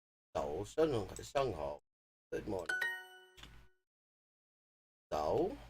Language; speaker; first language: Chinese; non-native, learner; English